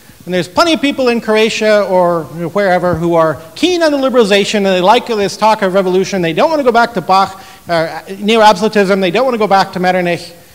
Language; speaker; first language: English; native; English